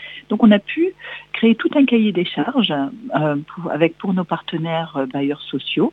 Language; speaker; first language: French; native; French